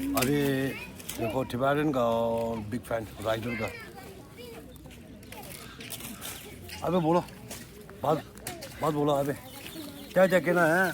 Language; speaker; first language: Hindi; non-native, local second language; Tibetan